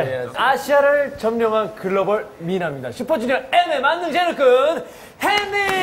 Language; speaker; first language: Korean; native; Korean